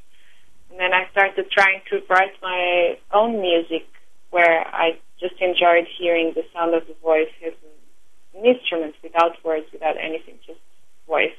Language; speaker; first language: English; non-native, fluent; Portuguese